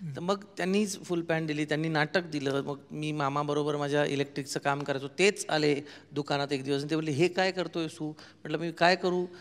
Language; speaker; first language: Marathi; non-native, local second language; Marwari